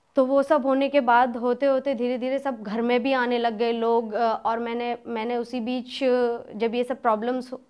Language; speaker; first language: Hindi; native; Hindi